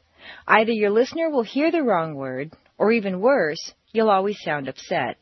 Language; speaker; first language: English; native; English